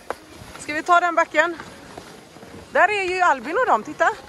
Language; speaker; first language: Swedish; native; Swedish